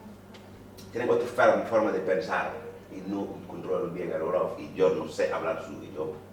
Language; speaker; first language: Spanish; non-native, fluent; Wolof